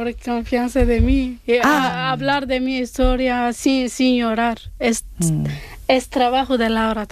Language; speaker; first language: Spanish; non-native, learner; Arabic